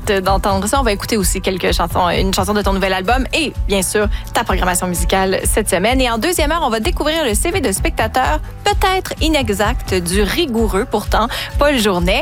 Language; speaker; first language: French; native; French